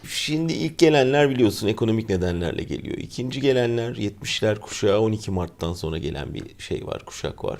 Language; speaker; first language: Turkish; native; Turkish